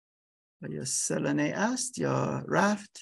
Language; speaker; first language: Persian; non-native, fluent; English